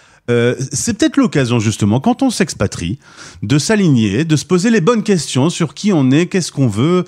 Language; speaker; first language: French; native; French